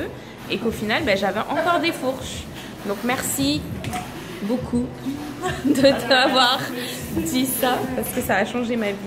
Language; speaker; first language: French; native; French